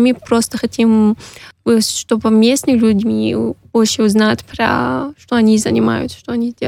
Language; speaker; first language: Russian; non-native, learner; Arabic